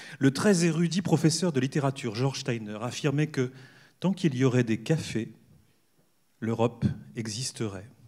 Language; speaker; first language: French; native; French